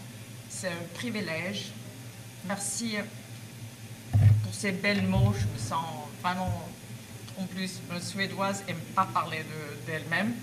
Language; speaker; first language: French; non-native, fluent; Swedish